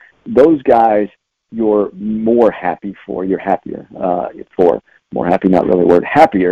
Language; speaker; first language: English; native; English